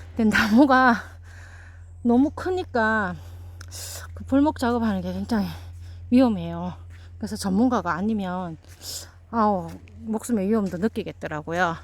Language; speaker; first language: Korean; native; Korean